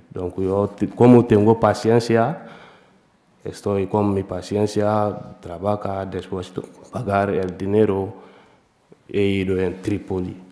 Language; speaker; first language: Spanish; non-native, learner; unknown